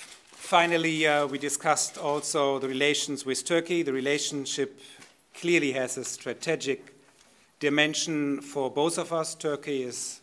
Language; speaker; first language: English; non-native, fluent; German